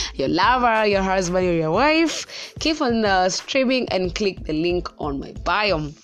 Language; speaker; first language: English; non-native, local second language; Kikuyu